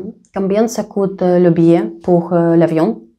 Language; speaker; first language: French; non-native, learner; Russian